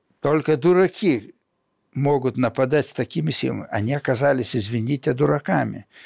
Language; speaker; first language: Russian; non-native, local second language; Lithuanian